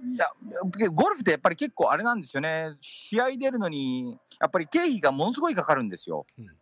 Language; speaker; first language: Japanese; early bilingual, heritage; Japanese